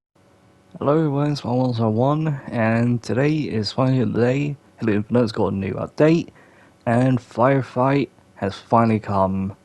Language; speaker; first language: English; native; English